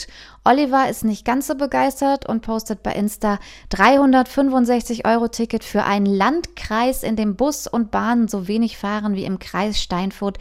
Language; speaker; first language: German; native; German